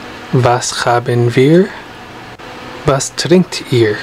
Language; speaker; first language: German; non-native, learner; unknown